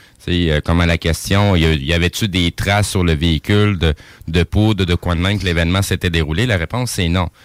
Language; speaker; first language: French; native; French